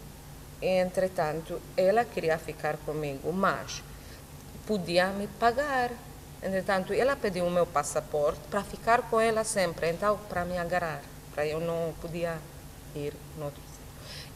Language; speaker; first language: Portuguese; non-native, learner; Romanian